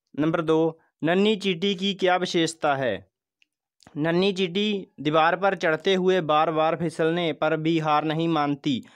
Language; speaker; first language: Hindi; non-native, local second language; Punjabi